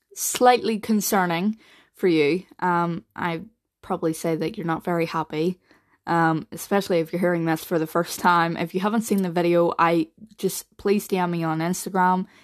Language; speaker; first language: English; native; English